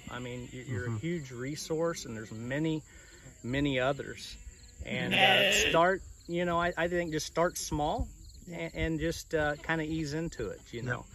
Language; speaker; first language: English; native; English